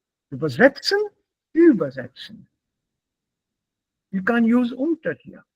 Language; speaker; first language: German; non-native, fluent; Hindi